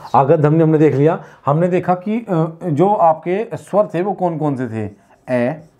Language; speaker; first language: Hindi; native; Hindi